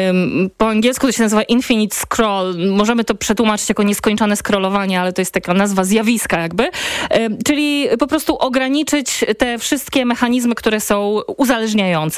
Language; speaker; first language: Polish; native; Polish